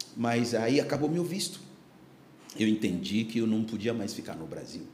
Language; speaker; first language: Portuguese; non-native, fluent; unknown